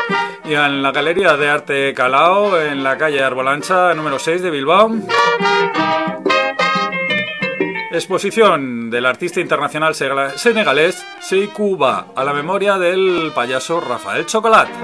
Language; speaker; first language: Spanish; native; Spanish